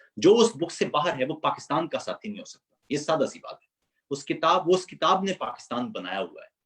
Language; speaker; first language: Urdu; non-native, local second language; Punjabi